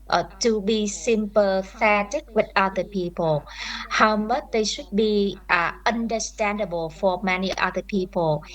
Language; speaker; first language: English; non-native, fluent; Vietnamese